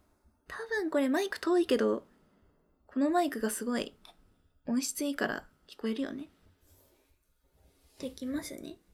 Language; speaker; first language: Japanese; native; Japanese